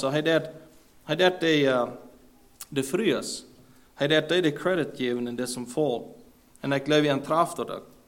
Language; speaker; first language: Dutch; non-native, learner; German